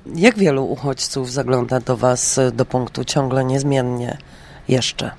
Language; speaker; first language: Polish; native; Polish